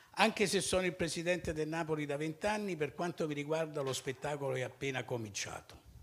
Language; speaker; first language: Italian; native; Italian